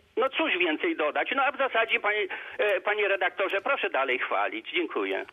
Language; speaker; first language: Polish; native; Polish